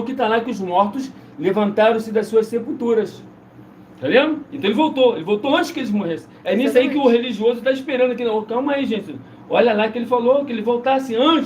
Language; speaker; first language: Portuguese; native; Portuguese